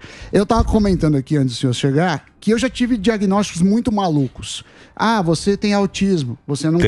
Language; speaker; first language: Portuguese; native; Portuguese